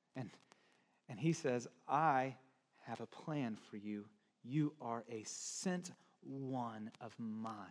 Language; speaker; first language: English; native; English